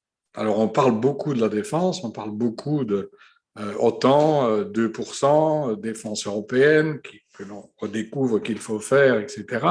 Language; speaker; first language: French; native; French